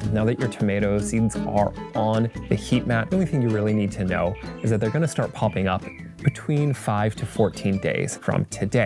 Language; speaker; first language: English; native; English